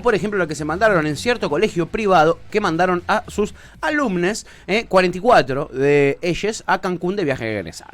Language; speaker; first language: Spanish; native; Spanish